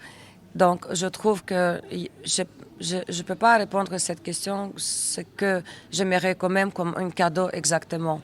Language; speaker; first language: French; non-native, learner; Russian